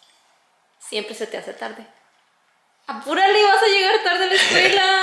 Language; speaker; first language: Spanish; native; Spanish